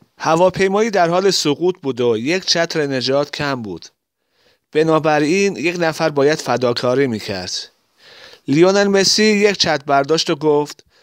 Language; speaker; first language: Persian; non-native, local second language; Assyrian Neo-Aramaic